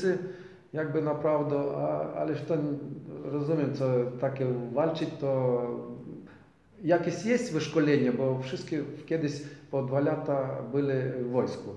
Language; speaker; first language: Polish; non-native, learner; Ukrainian